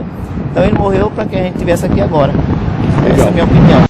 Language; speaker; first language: Portuguese; native; Portuguese